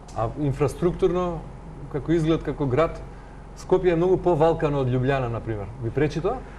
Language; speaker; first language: Macedonian; native; Macedonian